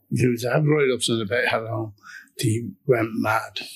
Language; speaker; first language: English; native; English